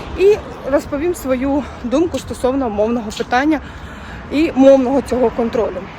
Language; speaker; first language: Ukrainian; native; Ukrainian